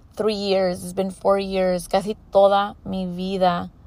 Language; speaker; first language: English; early bilingual, other home language; Spanish